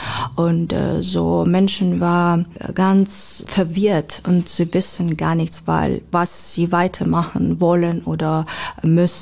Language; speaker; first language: German; non-native, learner; Ukrainian